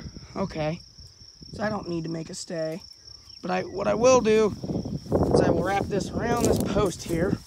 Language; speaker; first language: English; native; English